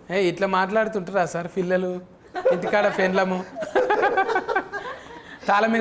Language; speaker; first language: Telugu; native; Telugu